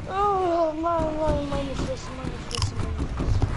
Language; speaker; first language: German; non-native, local second language; Luxembourgish